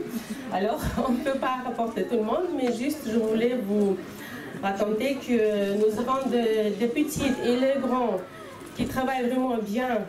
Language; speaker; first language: French; non-native, fluent; Chechen